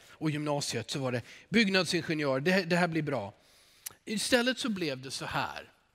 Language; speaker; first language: Swedish; native; Swedish